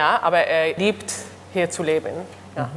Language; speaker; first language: German; non-native, learner; Hebrew